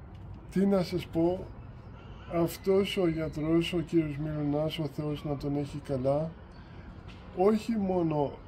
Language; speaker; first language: Greek; early bilingual, heritage; Greek